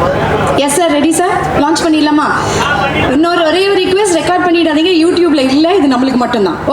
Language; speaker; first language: Tamil; native; Tamil